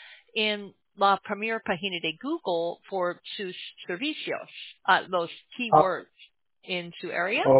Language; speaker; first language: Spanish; non-native, learner; English